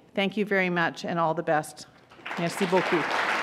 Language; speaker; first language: English; native; English